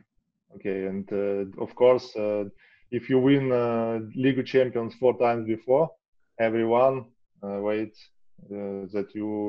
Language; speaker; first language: English; non-native, learner; Russian